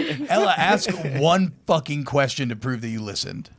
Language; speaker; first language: English; native; English